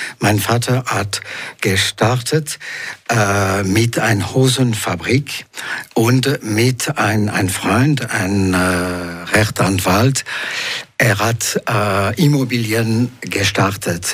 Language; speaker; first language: German; non-native, local second language; French